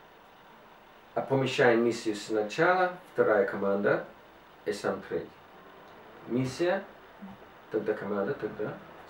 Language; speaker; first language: Russian; non-native, fluent; English